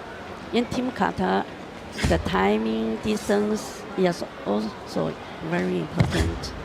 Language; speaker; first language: English; non-native, learner; Chinese